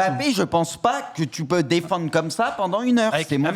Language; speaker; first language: French; native; French